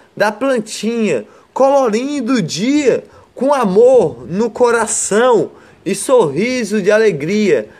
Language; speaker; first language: Portuguese; native; Portuguese